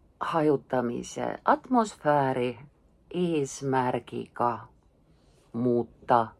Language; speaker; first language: Estonian; native; Estonian